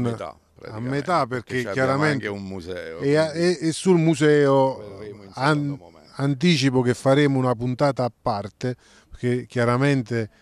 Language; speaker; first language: Italian; native; Italian